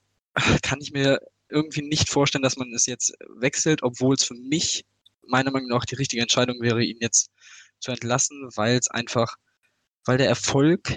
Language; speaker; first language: German; native; German